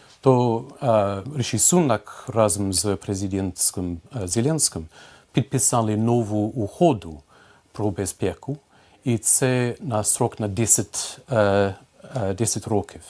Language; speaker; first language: Ukrainian; non-native, fluent; English